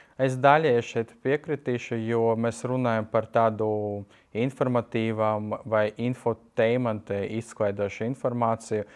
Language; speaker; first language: Latvian; non-native, local second language; Russian